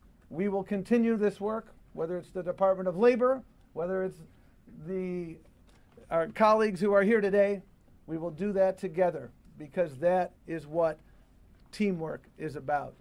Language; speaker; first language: English; early bilingual, other home language; Spanish